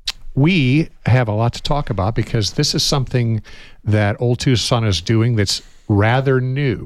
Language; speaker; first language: English; native; English